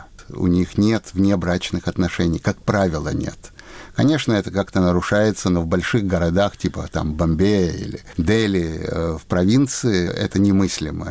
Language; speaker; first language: Russian; native; Russian